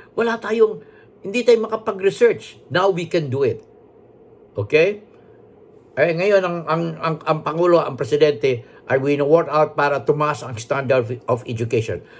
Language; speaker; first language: Filipino; non-native, local second language; Hiligaynon